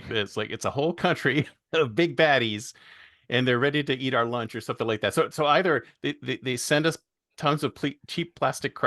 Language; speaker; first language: English; native; English